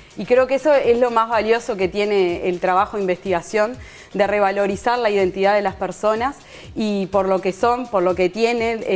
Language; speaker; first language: Spanish; native; Spanish